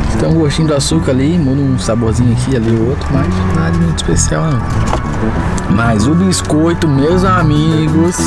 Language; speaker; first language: Portuguese; native; Portuguese